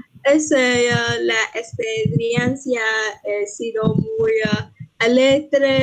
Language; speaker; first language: Spanish; non-native, learner; Vietnamese